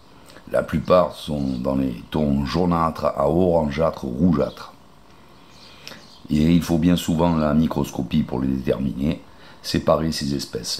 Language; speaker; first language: French; native; French